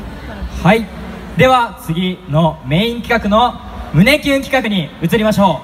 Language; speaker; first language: Japanese; native; Japanese